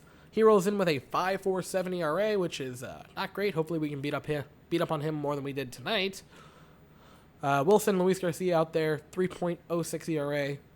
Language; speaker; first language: English; native; English